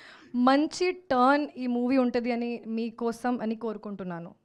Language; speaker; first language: Telugu; non-native, fluent; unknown